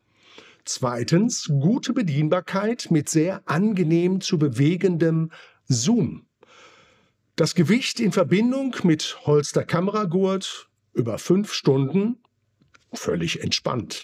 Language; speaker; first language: German; native; German